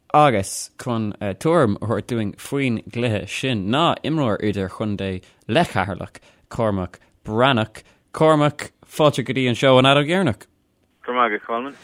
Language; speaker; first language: Irish; non-native, local second language; English